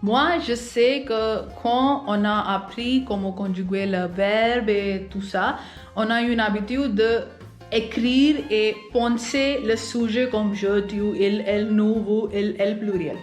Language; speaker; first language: French; non-native, learner; Hindi